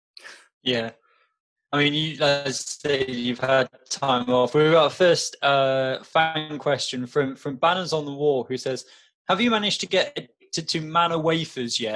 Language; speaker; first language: English; native; English